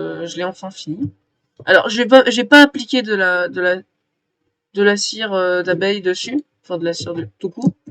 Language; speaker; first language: French; native; French